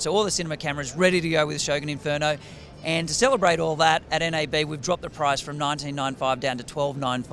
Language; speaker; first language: English; native; English